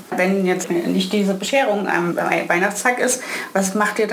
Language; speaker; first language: German; native; German